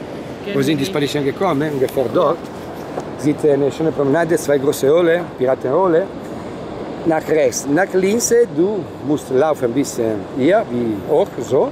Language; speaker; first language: German; non-native, learner; Italian